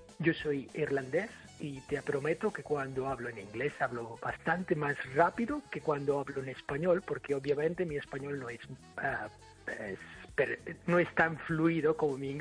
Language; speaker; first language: Spanish; non-native, fluent; English